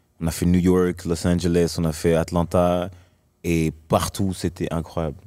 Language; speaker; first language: French; native; French